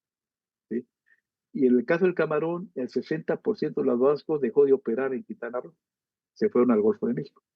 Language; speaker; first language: Spanish; native; Spanish